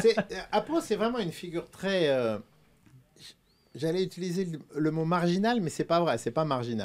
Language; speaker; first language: French; native; French